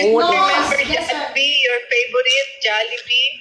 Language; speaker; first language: English; non-native, local second language; Filipino